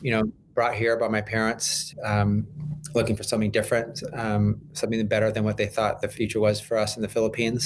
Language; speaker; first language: English; native; English